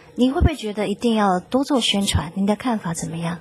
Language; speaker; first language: Chinese; native; Chinese